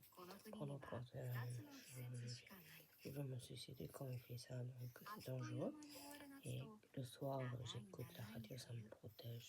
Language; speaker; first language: French; non-native, fluent; Japanese